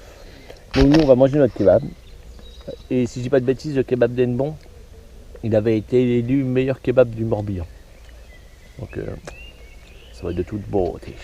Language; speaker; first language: French; native; French